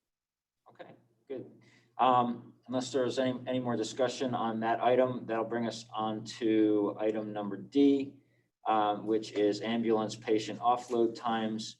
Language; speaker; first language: English; native; English